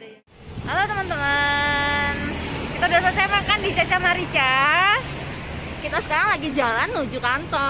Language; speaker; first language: Indonesian; native; Indonesian